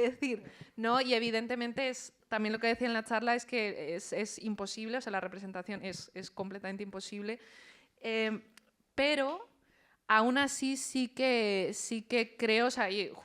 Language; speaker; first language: Spanish; early bilingual, other home language; Chinese